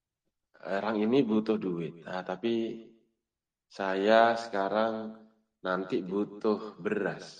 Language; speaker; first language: Indonesian; native; Indonesian